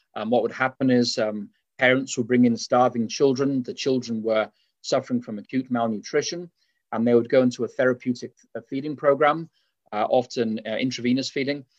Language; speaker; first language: English; native; English